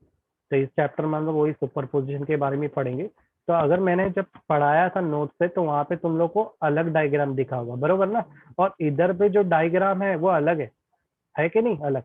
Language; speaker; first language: Hindi; native; Hindi